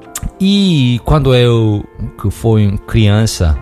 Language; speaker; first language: Portuguese; non-native, learner; Korean